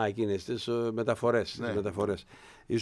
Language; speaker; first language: Greek; native; Greek